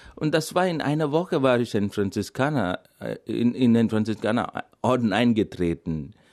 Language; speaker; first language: German; non-native, fluent; Malayalam